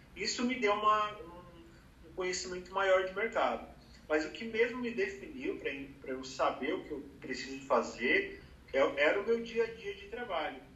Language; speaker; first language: Portuguese; native; Portuguese